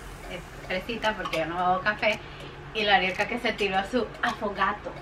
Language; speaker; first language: Spanish; native; Spanish